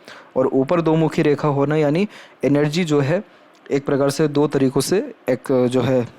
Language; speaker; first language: Hindi; native; Hindi